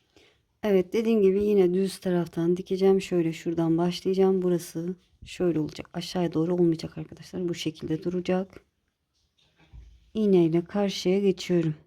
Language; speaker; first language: Turkish; native; Turkish